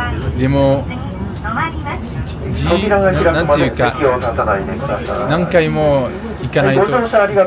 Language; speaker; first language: Japanese; non-native, fluent; French